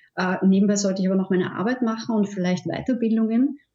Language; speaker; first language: German; native; German